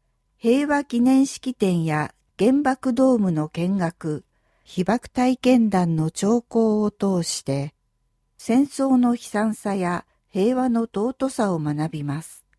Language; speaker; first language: Japanese; native; Japanese